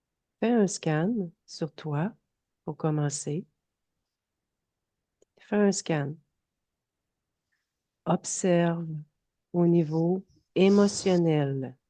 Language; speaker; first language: French; native; French